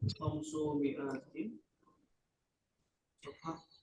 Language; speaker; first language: Arabic; non-native, learner; Indonesian